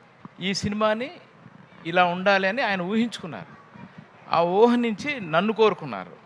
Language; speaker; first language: Telugu; native; Telugu